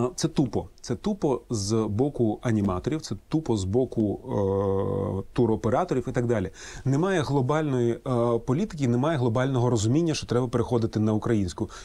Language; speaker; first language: Ukrainian; non-native, local second language; Russian